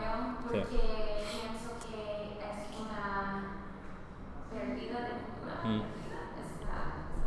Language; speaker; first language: Spanish; early bilingual, heritage; Spanish